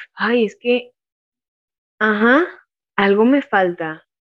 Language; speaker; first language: Spanish; native; Spanish